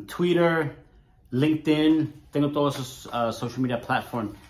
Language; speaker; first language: Spanish; early bilingual, heritage; Spanish